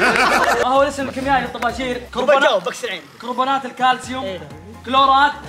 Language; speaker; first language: Arabic; native; Arabic